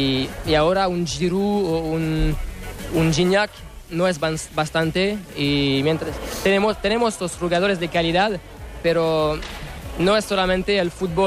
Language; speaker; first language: Spanish; non-native, learner; French